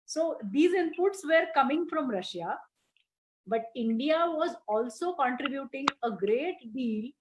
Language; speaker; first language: English; non-native, local second language; Marathi